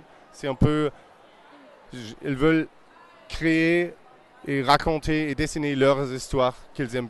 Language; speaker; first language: French; non-native, fluent; German